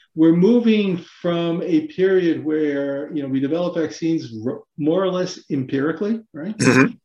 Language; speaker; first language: English; native; English